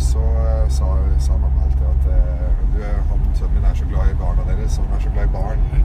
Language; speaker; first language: Norwegian; early bilingual, other home language; Arabic